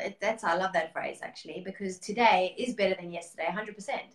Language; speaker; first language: English; native; English